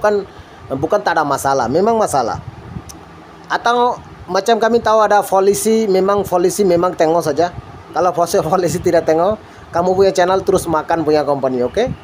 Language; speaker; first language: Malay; non-native, learner; Bangla